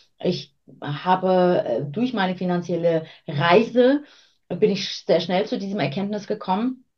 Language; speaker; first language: German; early bilingual, other home language; Armenian